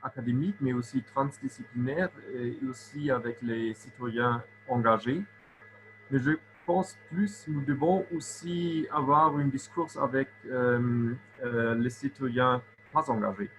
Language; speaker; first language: French; non-native, local second language; German